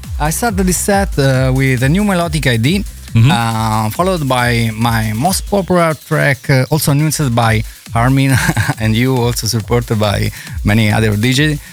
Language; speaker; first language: English; non-native, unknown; Italian